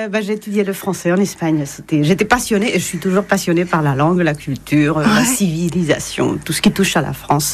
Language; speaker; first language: French; non-native, fluent; Spanish